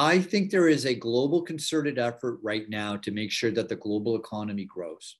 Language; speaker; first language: English; native; English